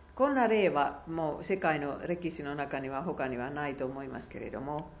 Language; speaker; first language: Japanese; non-native, fluent; Finnish